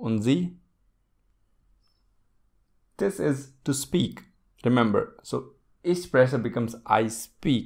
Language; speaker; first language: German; non-native, fluent; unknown